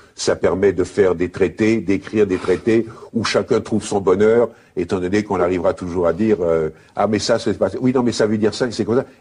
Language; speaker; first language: French; native; French